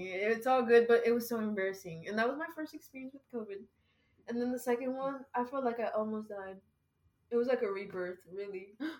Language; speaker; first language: English; early bilingual, other home language; Spanish